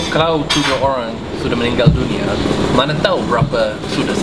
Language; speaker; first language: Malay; non-native, fluent; English